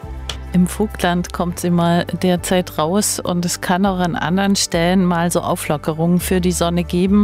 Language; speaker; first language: German; native; German